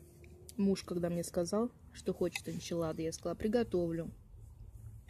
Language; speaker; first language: Russian; native; Russian